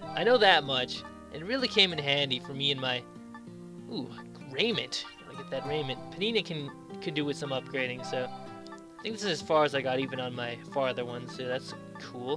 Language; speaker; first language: English; native; English